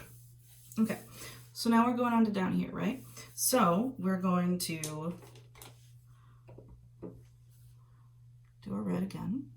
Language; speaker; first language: English; native; English